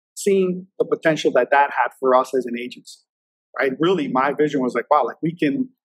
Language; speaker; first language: English; native; English